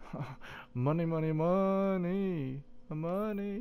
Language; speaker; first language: English; native; English